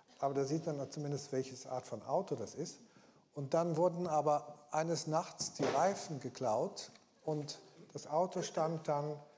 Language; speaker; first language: German; early bilingual, heritage; German